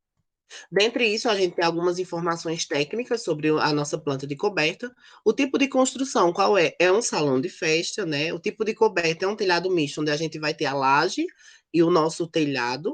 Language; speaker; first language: Portuguese; native; Portuguese